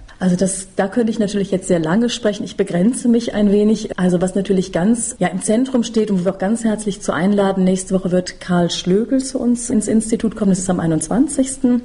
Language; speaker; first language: German; native; German